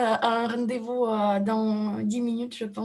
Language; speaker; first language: French; non-native, fluent; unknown